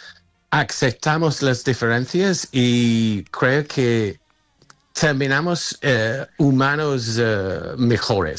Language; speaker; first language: Spanish; non-native, fluent; English